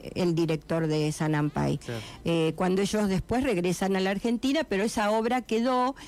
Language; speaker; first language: Spanish; native; Spanish